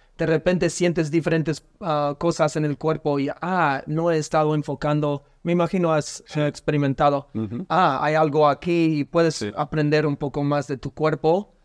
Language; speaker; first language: Spanish; non-native, learner; English